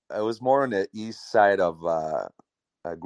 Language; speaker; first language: English; non-native, fluent; French